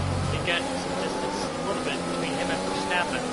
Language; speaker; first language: English; native; English